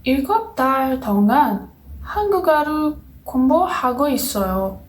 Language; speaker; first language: Korean; non-native, learner; Portuguese